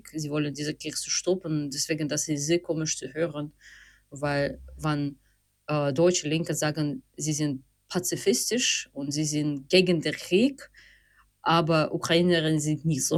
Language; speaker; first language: German; non-native, fluent; Ukrainian